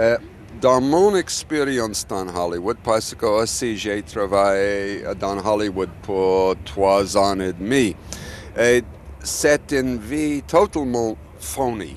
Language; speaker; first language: French; non-native, learner; English